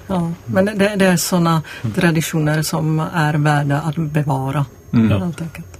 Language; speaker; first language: Swedish; non-native, fluent; Czech